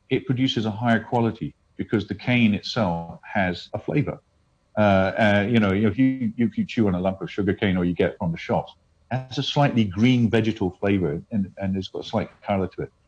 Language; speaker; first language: English; native; English